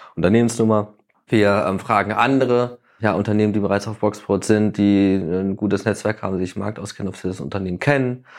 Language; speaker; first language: German; native; German